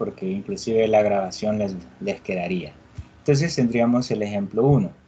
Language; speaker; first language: Spanish; native; Spanish